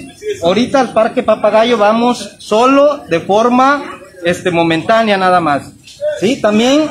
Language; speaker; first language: Spanish; native; Spanish